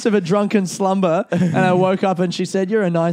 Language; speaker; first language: English; native; English